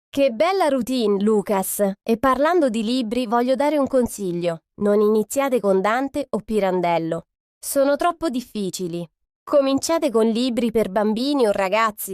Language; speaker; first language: Italian; non-native, fluent; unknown